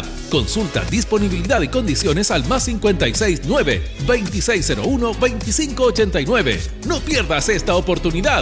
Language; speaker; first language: Spanish; native; Spanish